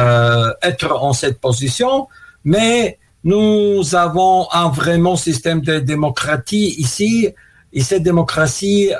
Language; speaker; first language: French; non-native, learner; Russian